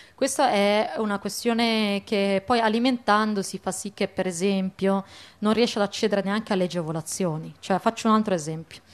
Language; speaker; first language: Italian; early bilingual, other home language; Arabic